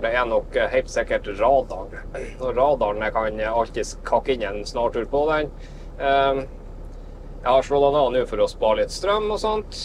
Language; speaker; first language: Norwegian; native; Norwegian